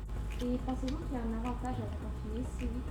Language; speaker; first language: French; native; French